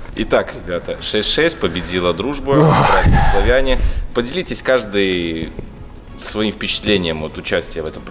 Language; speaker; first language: Russian; native; Russian